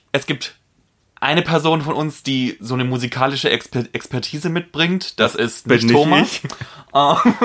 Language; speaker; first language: German; non-native, fluent; Polish